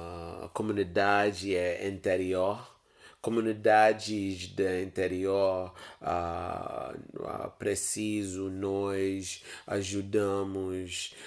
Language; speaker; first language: Portuguese; non-native, learner; English